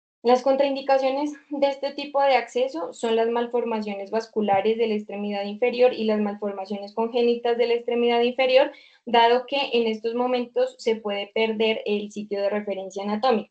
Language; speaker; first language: Spanish; native; Spanish